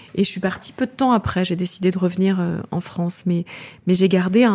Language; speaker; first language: French; native; French